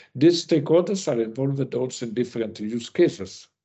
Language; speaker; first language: English; non-native, learner; Italian